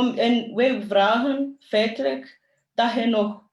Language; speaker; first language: Dutch; non-native, fluent; Kinyarwanda